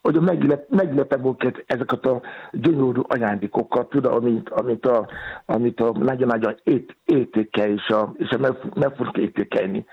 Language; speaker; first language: Hungarian; non-native, learner; Yoruba